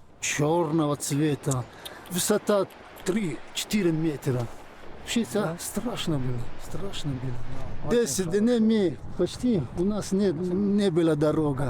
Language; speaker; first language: Russian; non-native, learner; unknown